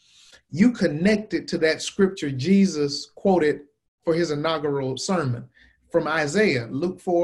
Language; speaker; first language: English; native; English